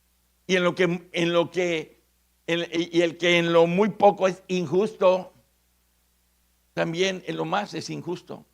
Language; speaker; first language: Spanish; native; Spanish